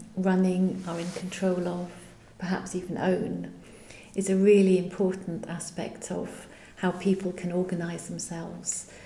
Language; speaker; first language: English; native; English